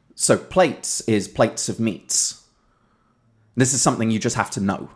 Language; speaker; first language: English; native; English